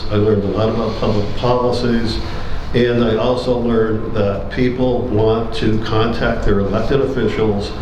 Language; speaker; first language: English; native; English